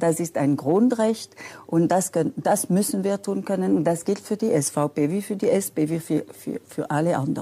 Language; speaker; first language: German; non-native, local second language; French